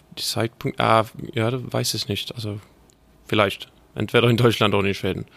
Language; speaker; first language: German; non-native, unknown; Swedish